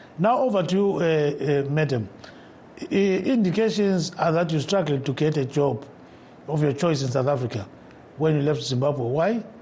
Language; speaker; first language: English; non-native, local second language; North Ndebele